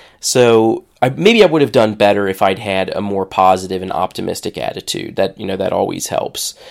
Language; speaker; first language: English; native; English